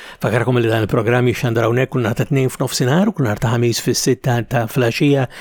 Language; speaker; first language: Maltese; native; Maltese